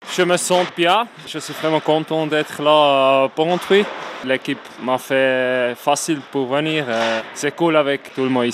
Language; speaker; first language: French; non-native, learner; Swiss German